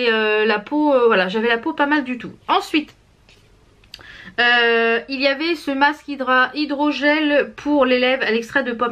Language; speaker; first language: French; native; French